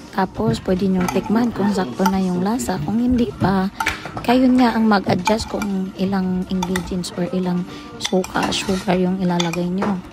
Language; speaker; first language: Filipino; non-native, local second language; Cebuano